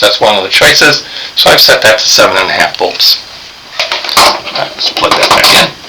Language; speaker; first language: English; native; English